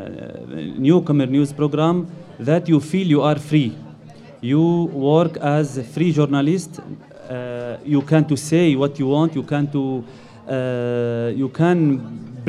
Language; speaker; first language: English; non-native, learner; Arabic